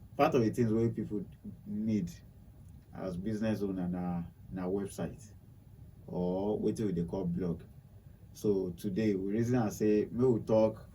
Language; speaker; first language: Nigerian Pidgin; non-native, local second language; Yoruba